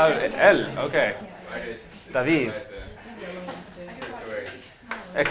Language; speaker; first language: Spanish; non-native, fluent; English